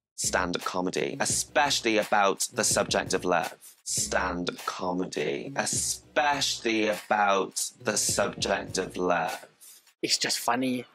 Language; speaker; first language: English; native; English